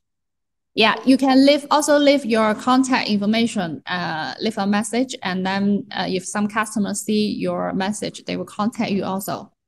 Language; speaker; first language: English; non-native, learner; Chinese